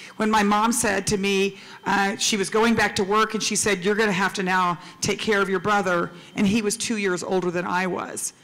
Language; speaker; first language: English; native; English